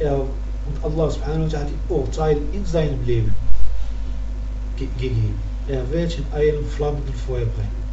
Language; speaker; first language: German; non-native, fluent; Arabic